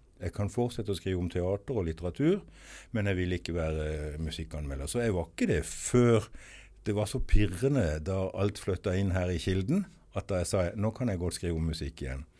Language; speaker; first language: Norwegian; native; Norwegian